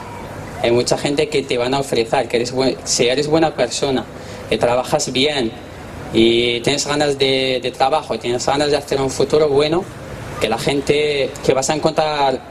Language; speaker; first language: Spanish; non-native, learner; Arabic